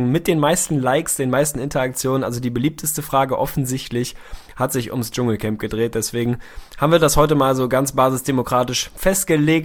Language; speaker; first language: German; native; German